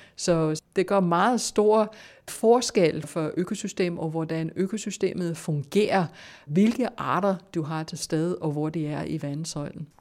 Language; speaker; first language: Danish; non-native, fluent; English